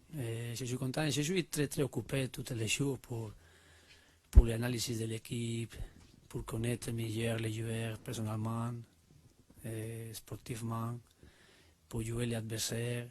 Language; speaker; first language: French; non-native, learner; Spanish